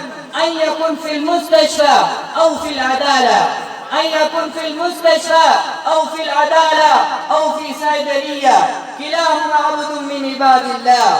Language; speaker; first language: Arabic; non-native, learner; Urdu